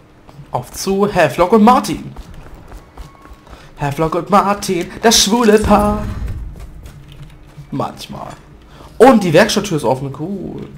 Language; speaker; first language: German; native; German